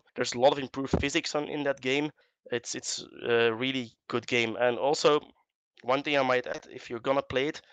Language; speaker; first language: English; non-native, fluent; Dutch